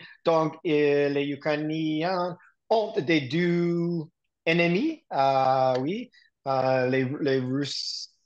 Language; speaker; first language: French; non-native, learner; English